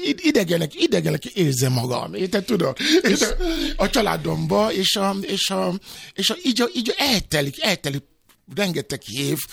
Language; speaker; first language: Hungarian; non-native, learner; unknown